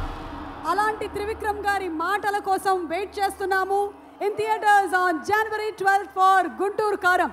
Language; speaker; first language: Telugu; native; Telugu